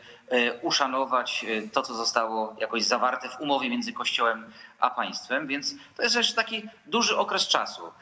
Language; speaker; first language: Polish; native; Polish